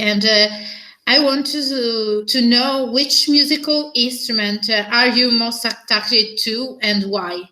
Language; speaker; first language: English; non-native, learner; Italian